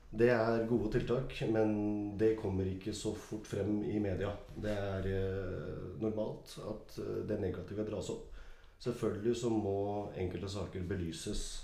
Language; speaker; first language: Norwegian; early bilingual, other home language; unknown